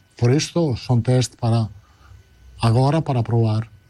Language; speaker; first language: Portuguese; non-native, learner; Italian